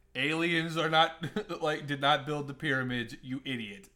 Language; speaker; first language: English; native; English